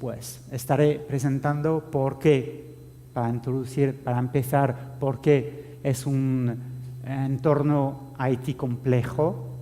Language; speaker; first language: Spanish; non-native, fluent; French